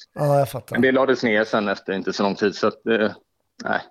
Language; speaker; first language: Swedish; native; Swedish